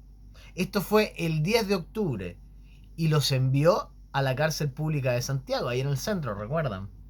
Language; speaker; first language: Spanish; native; Spanish